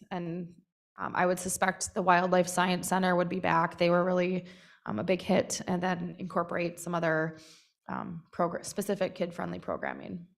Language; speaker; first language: English; native; English